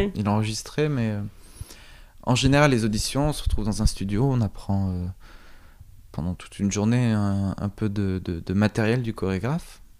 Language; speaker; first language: French; native; French